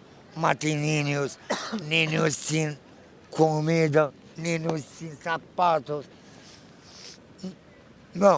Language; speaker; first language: Spanish; non-native, learner; Arabic